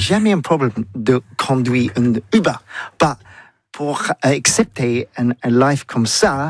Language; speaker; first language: French; non-native, learner; English